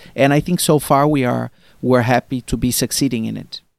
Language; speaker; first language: English; non-native, fluent; Portuguese